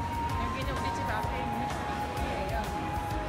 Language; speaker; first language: Korean; native; Korean